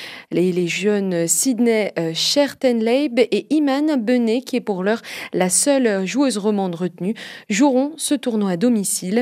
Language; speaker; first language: French; native; French